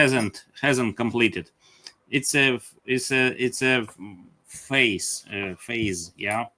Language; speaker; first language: English; non-native, learner; Ukrainian